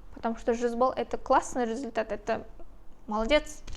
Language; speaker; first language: Russian; non-native, local second language; Kazakh